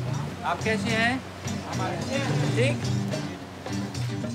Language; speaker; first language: Hindi; non-native, learner; Dutch